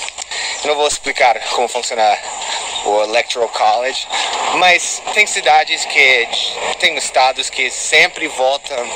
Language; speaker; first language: Portuguese; non-native, fluent; English